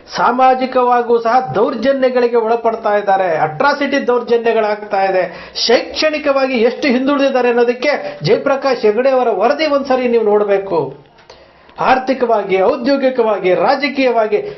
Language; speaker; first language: Kannada; native; Kannada